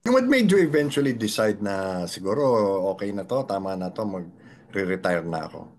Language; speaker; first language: Filipino; native; Filipino